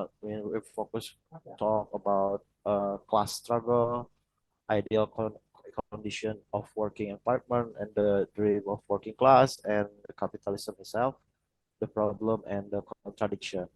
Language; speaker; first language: English; non-native, learner; Indonesian